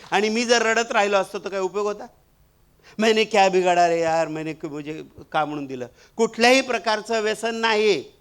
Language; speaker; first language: Marathi; non-native, local second language; Marwari